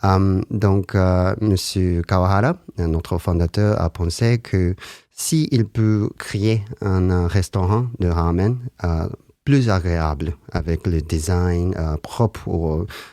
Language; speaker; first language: French; non-native, learner; Japanese